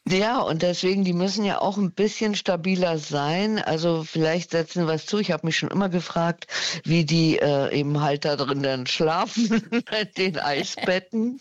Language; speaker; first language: German; native; German